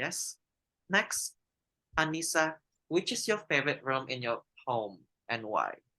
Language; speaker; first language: English; non-native, fluent; Indonesian